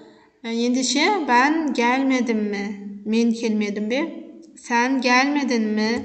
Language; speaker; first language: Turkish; non-native, fluent; Kazakh